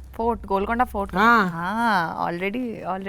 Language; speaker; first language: Telugu; non-native, learner; Bangla